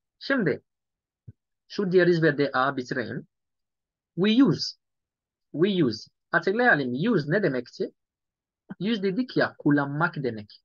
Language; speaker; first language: Turkish; non-native, fluent; Yoruba